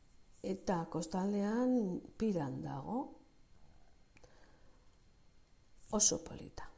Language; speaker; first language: Basque; non-native, local second language; Spanish